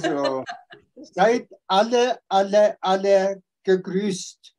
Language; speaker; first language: German; non-native, fluent; Tuvinian